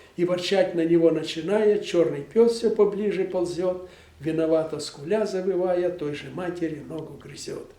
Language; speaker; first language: Russian; non-native, local second language; Ukrainian